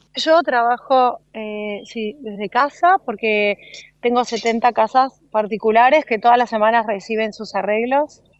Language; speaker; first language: Spanish; native; Spanish